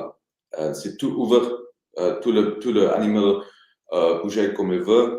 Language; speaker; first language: French; non-native, learner; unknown